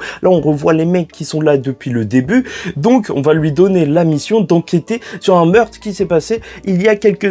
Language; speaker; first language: French; native; French